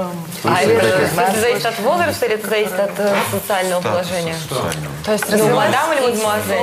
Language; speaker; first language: Russian; native; Russian